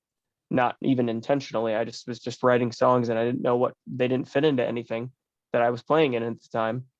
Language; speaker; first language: English; native; English